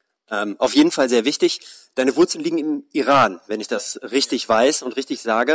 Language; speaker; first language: German; native; German